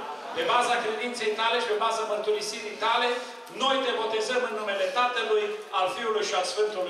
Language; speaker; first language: Romanian; native; Romanian